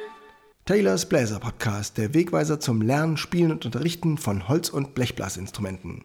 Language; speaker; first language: German; native; German